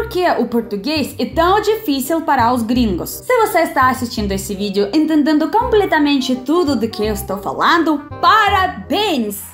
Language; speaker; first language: Portuguese; non-native, fluent; Russian